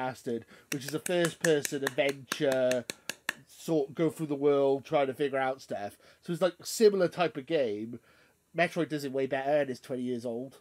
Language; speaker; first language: English; native; English